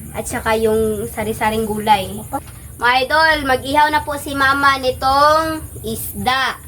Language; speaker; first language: Filipino; non-native, local second language; Cebuano